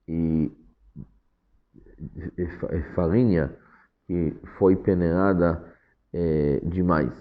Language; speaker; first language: Portuguese; non-native, fluent; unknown